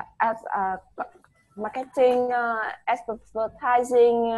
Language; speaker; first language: English; non-native, learner; Vietnamese